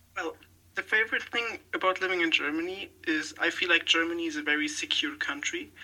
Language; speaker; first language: English; non-native, fluent; German